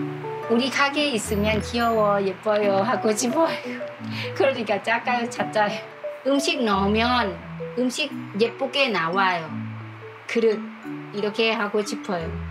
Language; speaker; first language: Korean; non-native, learner; Thai